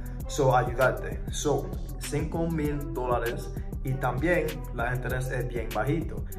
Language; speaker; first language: Spanish; early bilingual, heritage; English